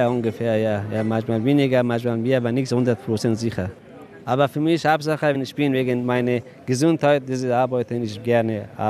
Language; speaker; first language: German; non-native, learner; Persian